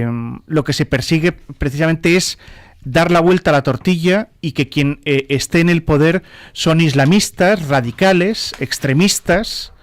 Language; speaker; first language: Spanish; native; Spanish